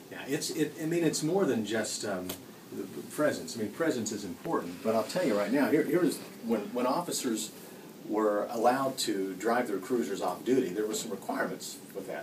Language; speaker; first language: English; native; English